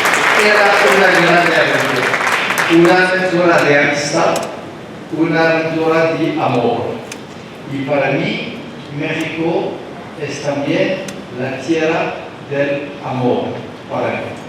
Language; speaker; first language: Spanish; non-native, learner; French